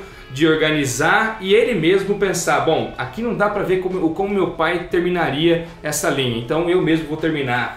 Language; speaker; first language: Portuguese; native; Portuguese